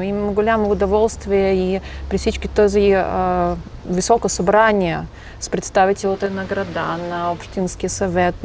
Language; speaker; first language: Bulgarian; non-native, fluent; Russian